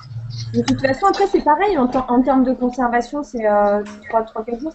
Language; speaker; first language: French; native; French